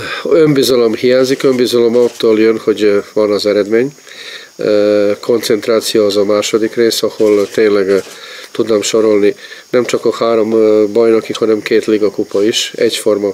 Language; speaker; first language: Hungarian; non-native, fluent; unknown